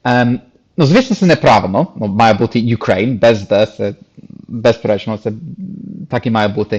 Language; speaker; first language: Ukrainian; non-native, fluent; English